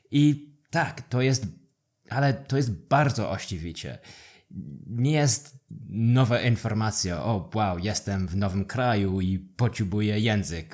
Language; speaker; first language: Polish; non-native, learner; English